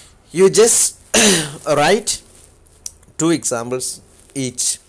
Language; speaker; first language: English; non-native, local second language; Malayalam